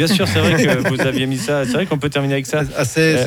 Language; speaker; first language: French; native; French